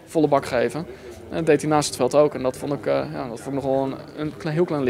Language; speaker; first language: Dutch; native; Dutch